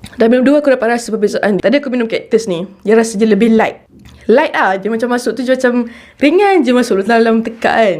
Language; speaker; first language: Malay; native; Malay